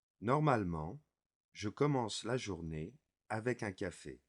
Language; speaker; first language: French; non-native, fluent; English